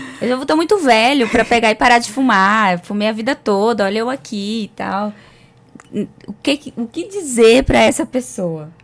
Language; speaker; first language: Portuguese; native; Portuguese